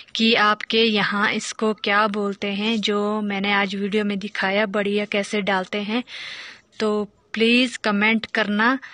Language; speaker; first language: Hindi; non-native, local second language; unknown